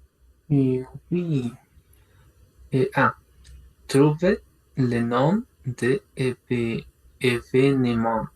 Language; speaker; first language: French; non-native, learner; Spanish